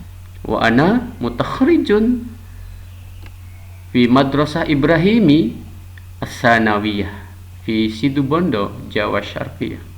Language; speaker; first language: Arabic; non-native, fluent; Indonesian